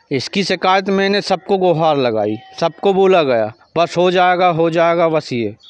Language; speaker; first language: Hindi; native; Hindi